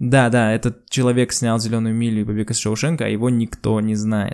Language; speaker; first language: Russian; native; Russian